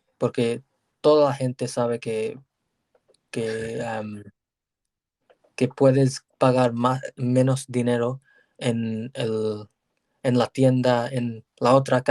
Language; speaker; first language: Spanish; non-native, learner; English